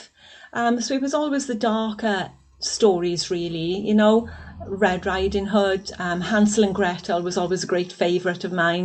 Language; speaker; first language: English; native; English